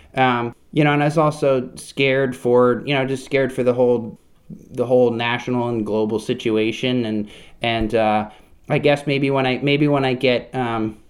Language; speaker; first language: English; native; English